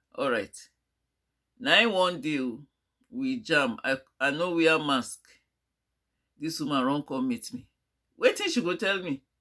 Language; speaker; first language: Nigerian Pidgin; non-native, local second language; Yoruba